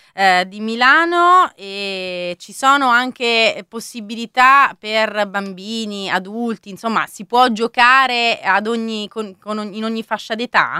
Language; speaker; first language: Italian; native; Italian